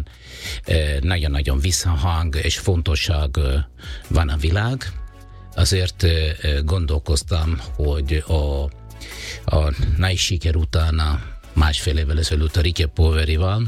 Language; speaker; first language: Hungarian; non-native, fluent; Italian